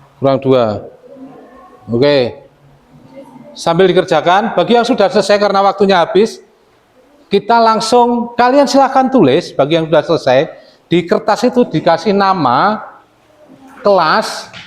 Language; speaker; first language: Indonesian; native; Indonesian